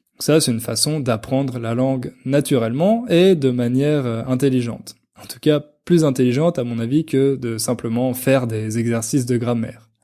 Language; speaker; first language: French; native; French